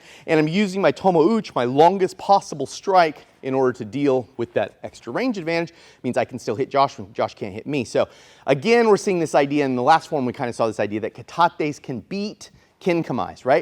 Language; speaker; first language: English; native; English